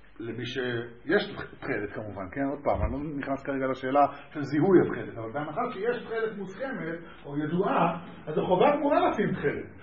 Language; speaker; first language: Hebrew; native; Hebrew